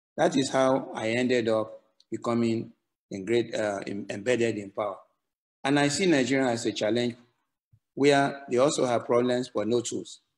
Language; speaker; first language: English; non-native, local second language; Yoruba